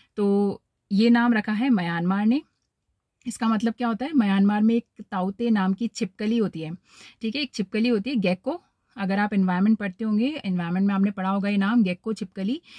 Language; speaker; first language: Hindi; native; Hindi